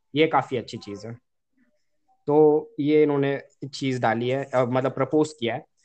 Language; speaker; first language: Hindi; native; Hindi